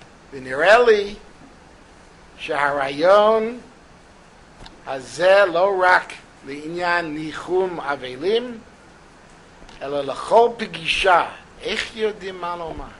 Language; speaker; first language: Hebrew; non-native, fluent; English